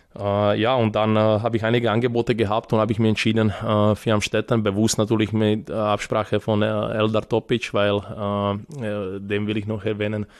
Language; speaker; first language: German; non-native, fluent; Serbian